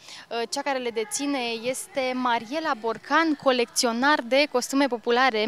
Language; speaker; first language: Romanian; native; Romanian